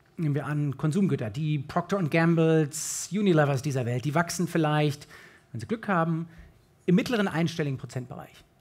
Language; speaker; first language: German; native; German